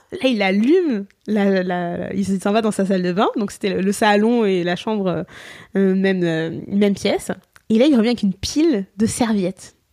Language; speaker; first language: French; native; French